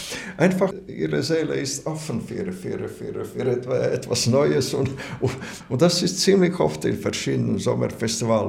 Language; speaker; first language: German; non-native, learner; Latvian